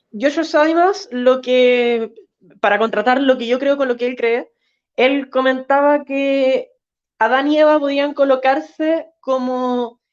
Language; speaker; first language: Spanish; native; Spanish